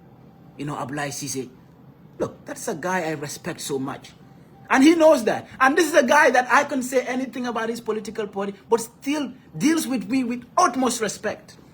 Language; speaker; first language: English; non-native, local second language; Wolof